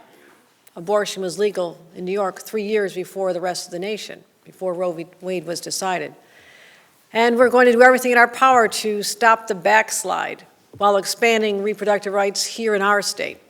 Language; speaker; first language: English; native; English